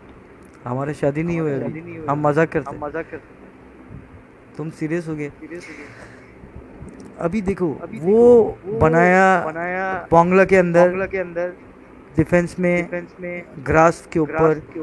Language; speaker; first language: Hindi; non-native, fluent; Bangla